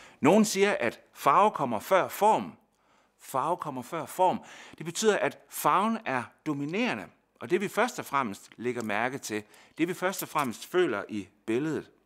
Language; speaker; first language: Danish; native; Danish